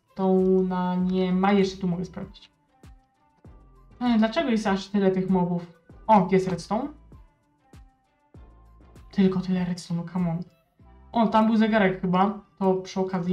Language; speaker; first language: Polish; native; Polish